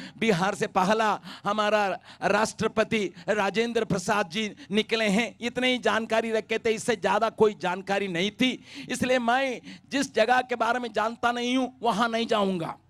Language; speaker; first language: Hindi; non-native, local second language; Tamil